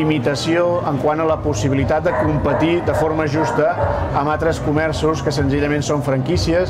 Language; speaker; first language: Catalan; native; Catalan